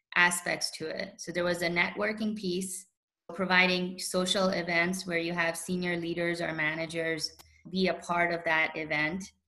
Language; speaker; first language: English; early bilingual, other home language; Urdu